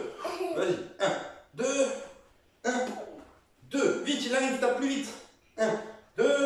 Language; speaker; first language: French; native; French